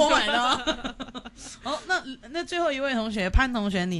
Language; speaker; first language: Chinese; non-native, local second language; Cantonese